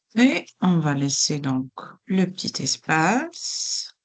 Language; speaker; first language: French; non-native, local second language; Arabic